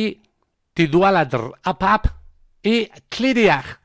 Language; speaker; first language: Spanish; native; Spanish